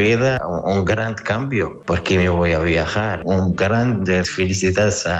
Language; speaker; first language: Spanish; non-native, learner; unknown